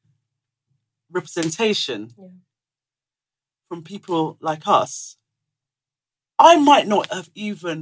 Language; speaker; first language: English; non-native, local second language; Yoruba